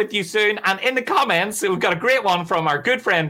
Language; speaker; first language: English; native; English